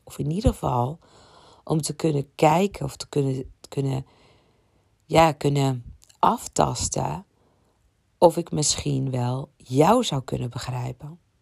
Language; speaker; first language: Dutch; native; Dutch